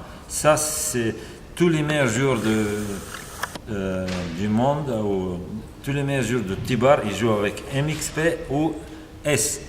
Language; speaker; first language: French; non-native, fluent; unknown